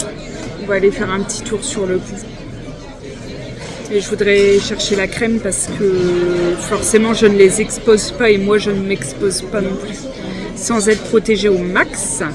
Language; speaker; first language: French; native; French